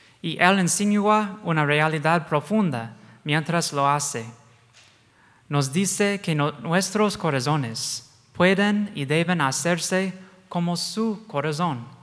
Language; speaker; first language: Spanish; non-native, fluent; English